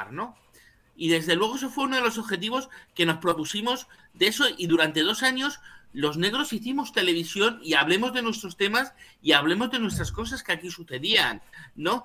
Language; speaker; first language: Spanish; native; Spanish